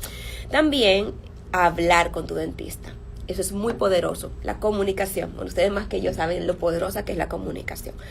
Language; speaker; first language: Spanish; native; Spanish